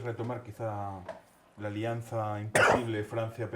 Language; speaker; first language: Spanish; native; Spanish